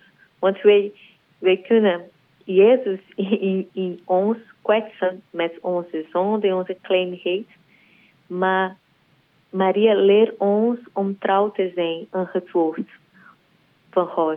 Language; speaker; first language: Dutch; non-native, learner; Portuguese